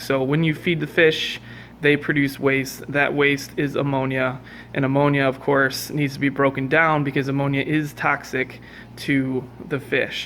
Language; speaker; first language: English; native; English